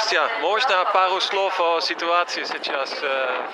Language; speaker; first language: Russian; non-native, fluent; Dutch